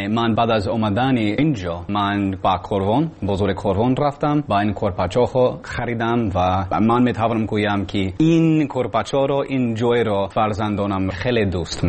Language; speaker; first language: Persian; non-native, learner; English